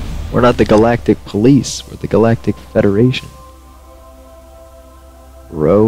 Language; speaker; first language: English; native; English